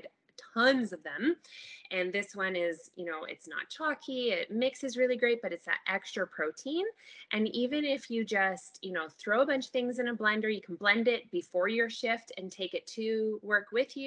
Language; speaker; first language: English; native; English